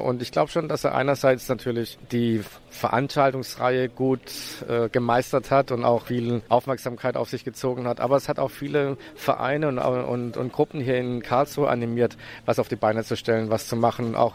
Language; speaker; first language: German; native; German